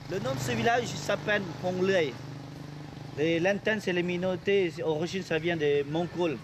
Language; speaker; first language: French; non-native, learner; Lao